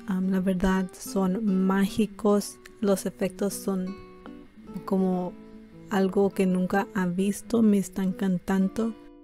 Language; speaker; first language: Spanish; early bilingual, heritage; Spanish